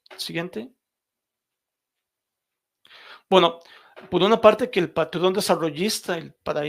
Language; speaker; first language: Spanish; native; Spanish